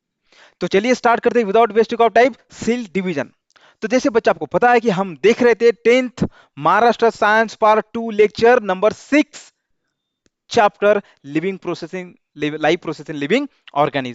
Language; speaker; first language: Hindi; non-native, local second language; Marathi